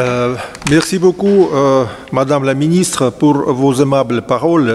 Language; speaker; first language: French; non-native, fluent; Russian